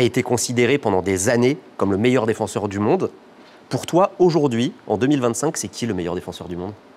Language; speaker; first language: French; native; French